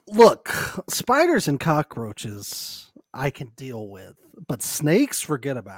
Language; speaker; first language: English; native; English